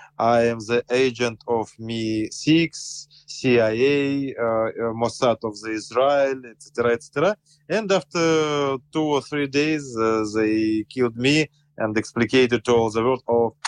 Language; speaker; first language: English; non-native, learner; Russian